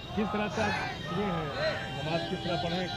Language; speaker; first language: Hindi; native; Hindi